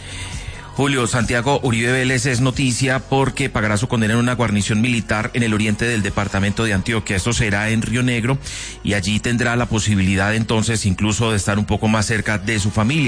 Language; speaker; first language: Spanish; native; Spanish